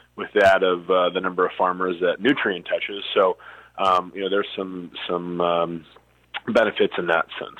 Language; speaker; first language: English; native; English